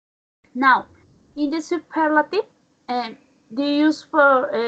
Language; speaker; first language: English; non-native, learner; Spanish